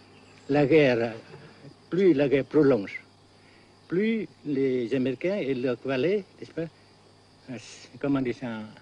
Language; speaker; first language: French; non-native, local second language; Vietnamese